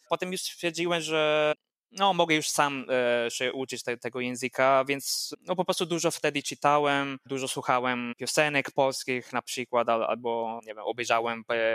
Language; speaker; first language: Polish; non-native, fluent; Italian